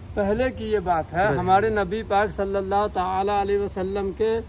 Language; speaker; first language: Hindi; native; Hindi